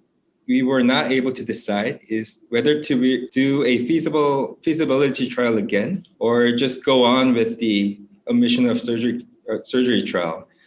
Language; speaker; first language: English; non-native, fluent; Korean